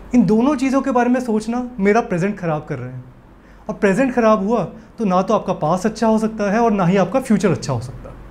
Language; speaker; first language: Hindi; native; Hindi